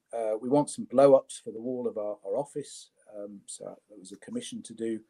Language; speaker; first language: English; native; English